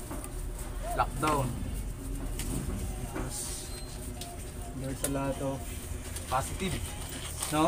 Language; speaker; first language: English; non-native, learner; Filipino